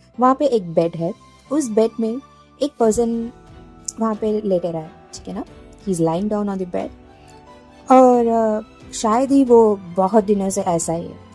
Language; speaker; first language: Hindi; non-native, local second language; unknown